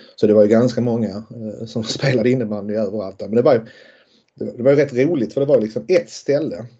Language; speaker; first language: Swedish; native; Swedish